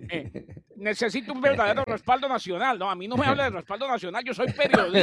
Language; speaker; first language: Spanish; native; Spanish